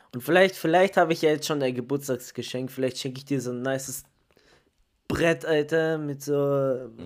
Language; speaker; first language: German; early bilingual, other home language; Italian